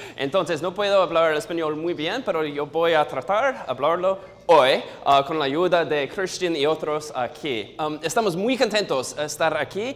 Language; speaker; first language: Spanish; non-native, learner; English